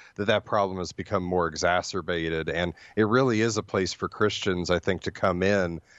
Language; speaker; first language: English; native; English